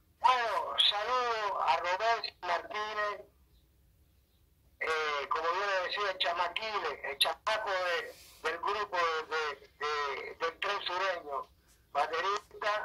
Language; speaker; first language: Spanish; native; Spanish